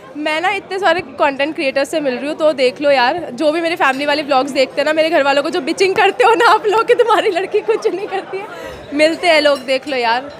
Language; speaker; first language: Hindi; native; Hindi